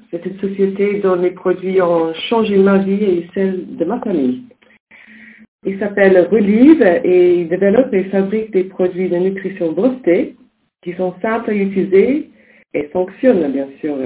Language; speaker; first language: French; native; French